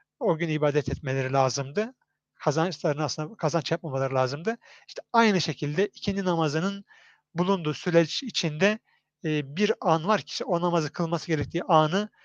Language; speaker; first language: Turkish; native; Turkish